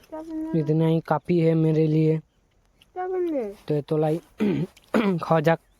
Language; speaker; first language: Hindi; non-native, local second language; Bangla